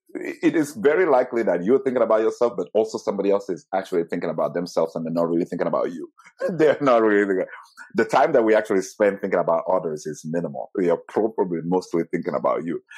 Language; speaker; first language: English; non-native, fluent; Italian